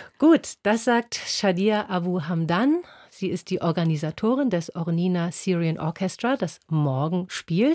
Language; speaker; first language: German; native; German